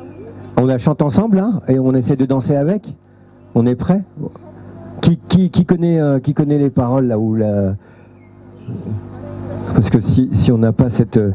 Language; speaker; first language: French; native; French